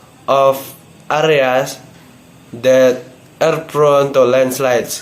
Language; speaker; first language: English; non-native, learner; Indonesian